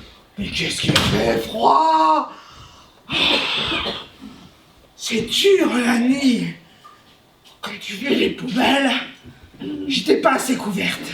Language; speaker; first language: French; native; French